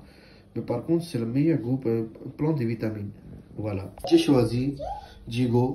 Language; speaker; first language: French; non-native, learner; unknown